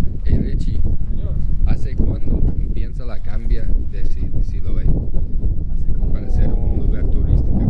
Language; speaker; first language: Spanish; non-native, learner; English